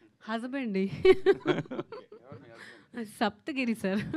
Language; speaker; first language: Telugu; non-native, local second language; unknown